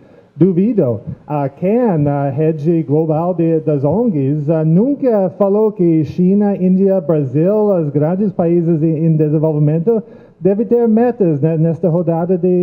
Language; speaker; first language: Portuguese; non-native, fluent; English